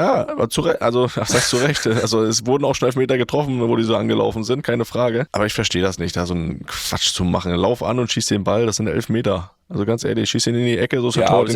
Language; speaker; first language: German; native; German